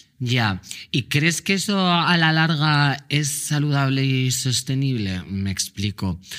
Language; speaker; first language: Spanish; native; Spanish